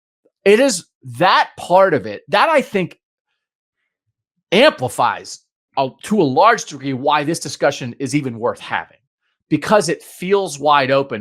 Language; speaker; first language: English; native; English